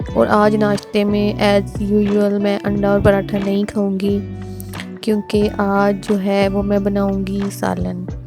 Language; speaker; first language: Urdu; native; Urdu